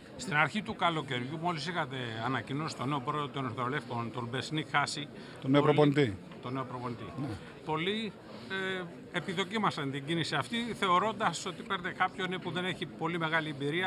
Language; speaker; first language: Greek; native; Greek